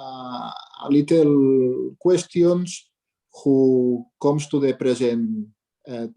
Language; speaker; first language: English; non-native, learner; Catalan